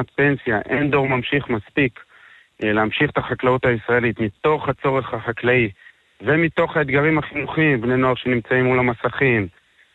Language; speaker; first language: Hebrew; native; Hebrew